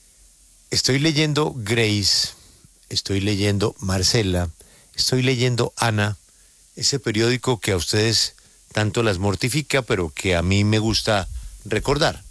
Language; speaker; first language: Spanish; native; Spanish